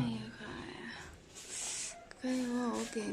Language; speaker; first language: Chinese; non-native, learner; Nepali